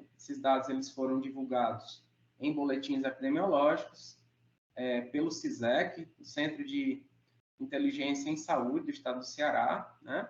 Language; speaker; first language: Portuguese; native; Portuguese